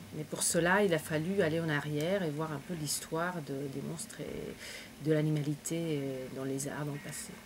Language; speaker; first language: French; non-native, fluent; Spanish